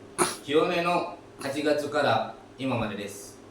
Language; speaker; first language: Japanese; non-native, learner; Indonesian